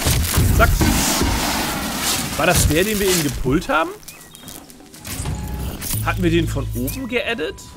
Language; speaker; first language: German; native; German